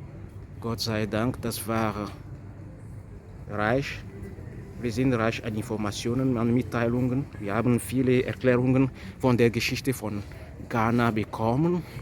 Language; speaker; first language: German; non-native, fluent; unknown